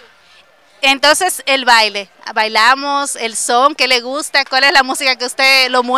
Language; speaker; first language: Spanish; native; Spanish